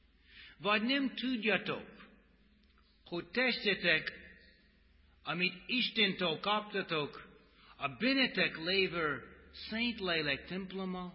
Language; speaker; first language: Hungarian; non-native, fluent; English